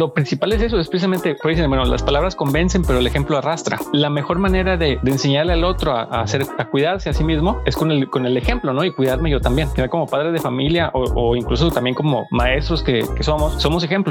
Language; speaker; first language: Spanish; native; Spanish